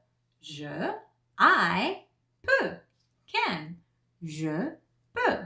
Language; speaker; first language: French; non-native, fluent; English